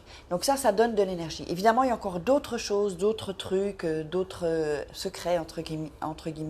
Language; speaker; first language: French; native; French